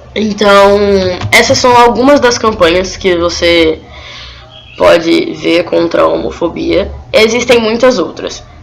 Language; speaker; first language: Portuguese; native; Portuguese